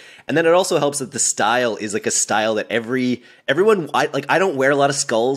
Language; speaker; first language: English; native; English